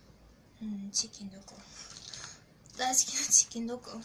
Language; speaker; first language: Japanese; non-native, fluent; German